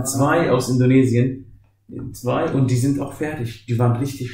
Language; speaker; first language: German; non-native, fluent; Arabic